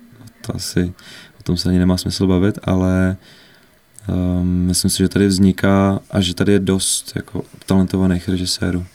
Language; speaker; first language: Czech; native; Czech